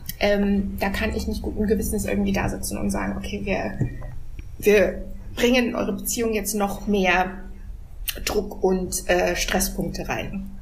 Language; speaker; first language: German; native; German